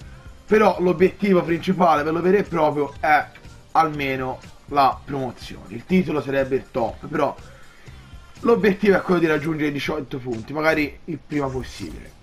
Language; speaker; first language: Italian; native; Italian